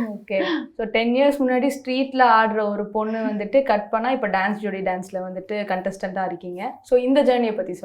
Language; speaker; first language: Tamil; native; Tamil